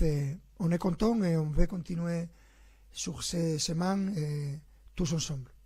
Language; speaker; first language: French; non-native, fluent; Spanish